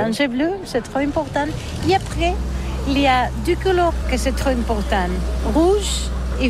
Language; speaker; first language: French; non-native, learner; Catalan